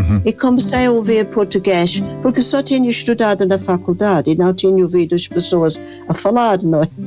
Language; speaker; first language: Portuguese; non-native, fluent; English